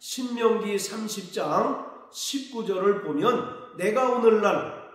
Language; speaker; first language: Korean; native; Korean